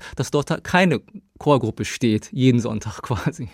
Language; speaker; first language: German; early bilingual, other home language; Korean